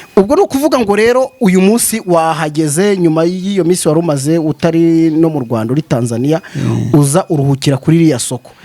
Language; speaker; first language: Kinyarwanda; native; Kinyarwanda